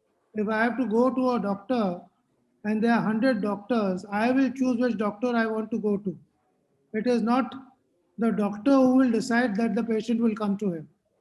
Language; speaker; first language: English; non-native, local second language; Hindi